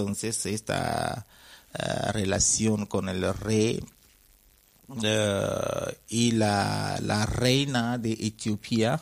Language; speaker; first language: Spanish; non-native, fluent; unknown